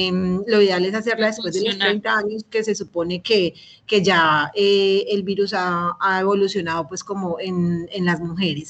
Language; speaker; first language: Spanish; native; Spanish